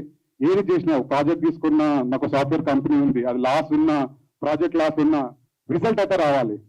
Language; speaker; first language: Telugu; native; Telugu